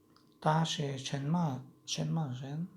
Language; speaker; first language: Chinese; non-native, learner; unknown